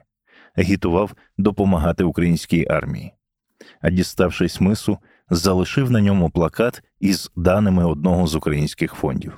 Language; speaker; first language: Ukrainian; native; Ukrainian